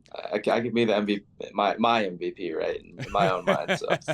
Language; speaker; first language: English; native; English